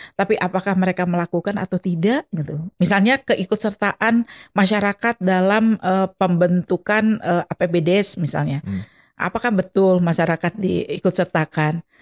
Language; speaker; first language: Indonesian; non-native, local second language; Sundanese